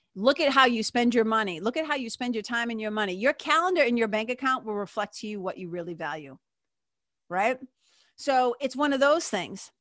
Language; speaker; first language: English; native; English